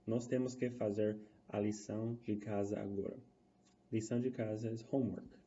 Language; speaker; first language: Portuguese; non-native, fluent; English